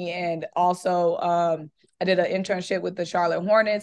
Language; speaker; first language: English; native; English